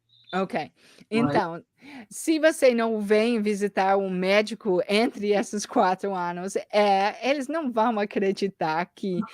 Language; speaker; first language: Portuguese; early bilingual, heritage; English